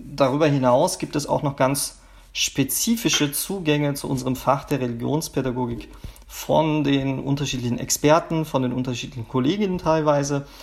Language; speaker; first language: German; early bilingual, other home language; Turkish